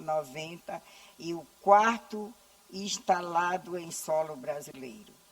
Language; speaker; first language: Portuguese; native; Portuguese